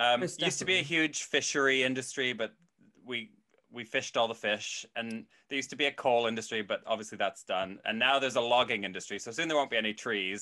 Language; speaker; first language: English; native; English